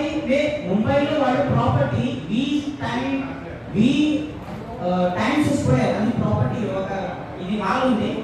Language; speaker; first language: Telugu; non-native, local second language; Urdu